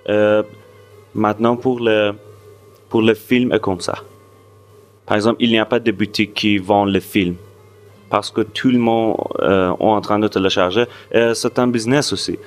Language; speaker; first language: French; non-native, fluent; Persian